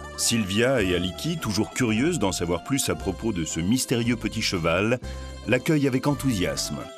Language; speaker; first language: French; native; French